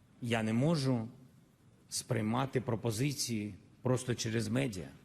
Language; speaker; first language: Ukrainian; non-native, local second language; Russian